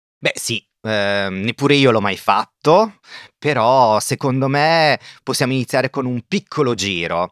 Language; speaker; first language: Italian; native; Italian